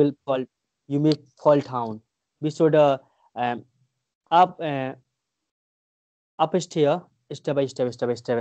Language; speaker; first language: English; non-native, fluent; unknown